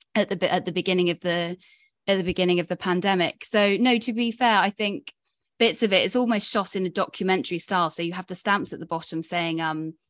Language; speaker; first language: English; native; English